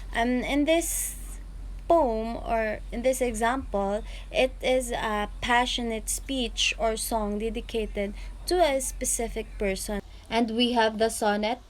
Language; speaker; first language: English; non-native, fluent; Filipino